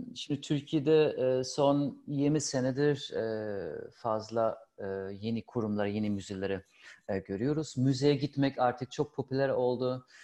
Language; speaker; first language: Turkish; non-native, fluent; German